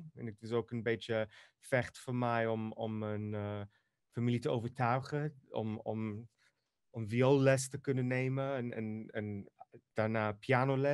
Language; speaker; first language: Dutch; non-native, fluent; Greek